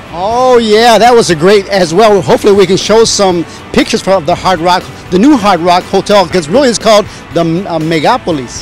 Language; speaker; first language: English; early bilingual, other home language; Spanish